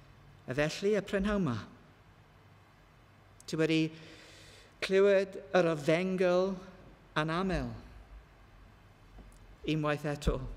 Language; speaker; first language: Welsh; non-native, learner; English